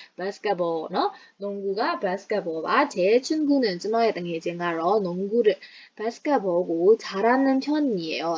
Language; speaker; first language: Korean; non-native, fluent; Burmese